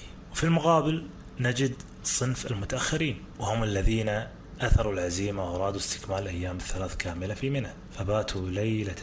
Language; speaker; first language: Arabic; native; Arabic